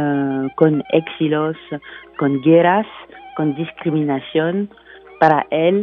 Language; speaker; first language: Spanish; non-native, fluent; French